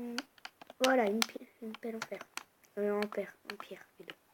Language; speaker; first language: French; native; French